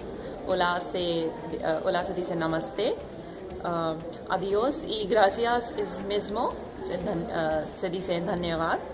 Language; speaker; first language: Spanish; non-native, learner; Hindi